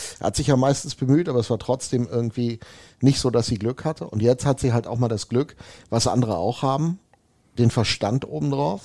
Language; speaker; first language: German; native; German